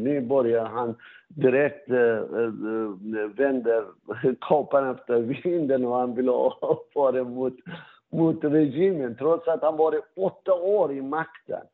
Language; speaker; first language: Swedish; non-native, fluent; Persian